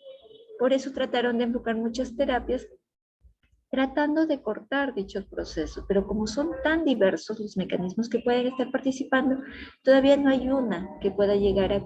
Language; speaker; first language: Spanish; native; Spanish